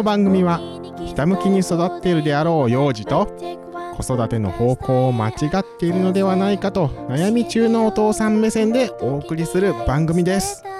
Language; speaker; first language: Japanese; native; Japanese